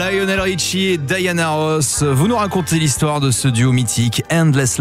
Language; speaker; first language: French; native; French